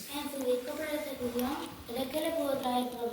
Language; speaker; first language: Spanish; native; Spanish